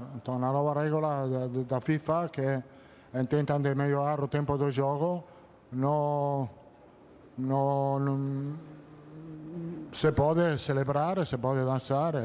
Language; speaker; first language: Portuguese; non-native, fluent; Italian